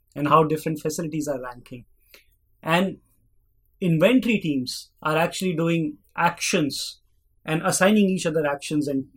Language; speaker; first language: English; non-native, local second language; Hindi